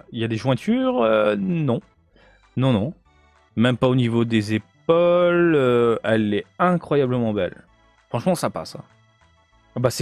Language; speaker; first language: French; native; French